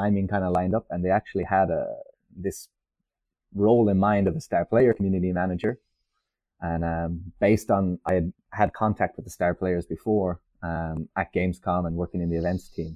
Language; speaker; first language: English; native; English